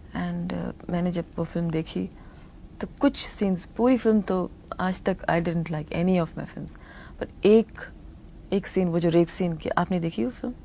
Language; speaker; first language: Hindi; non-native, local second language; Tamil